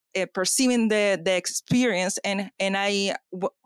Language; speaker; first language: English; non-native, fluent; Spanish